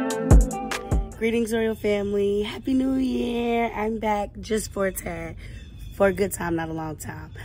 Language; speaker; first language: English; native; English